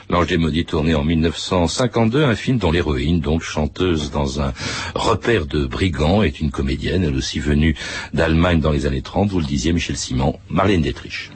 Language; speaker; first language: French; native; French